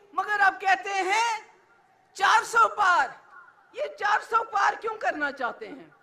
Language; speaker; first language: Hindi; native; Hindi